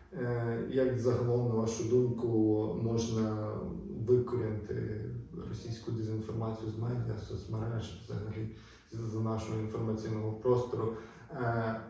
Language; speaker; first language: Ukrainian; native; Ukrainian